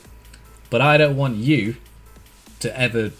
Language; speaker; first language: English; native; English